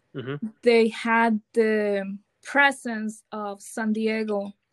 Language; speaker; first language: English; non-native, fluent; Spanish